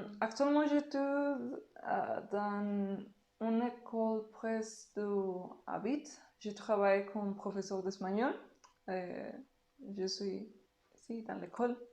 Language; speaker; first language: French; non-native, learner; Spanish